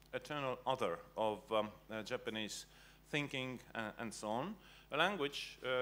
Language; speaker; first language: English; non-native, fluent; Estonian